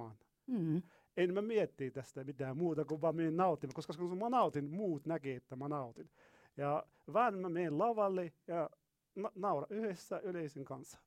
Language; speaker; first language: Finnish; non-native, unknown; Arabic